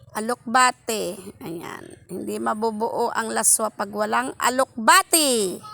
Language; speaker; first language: Filipino; non-native, local second language; Hiligaynon